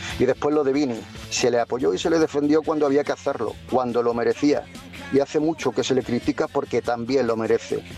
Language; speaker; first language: Spanish; native; Spanish